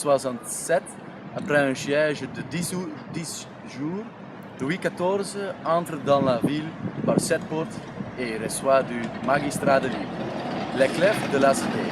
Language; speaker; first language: French; non-native, learner; Dutch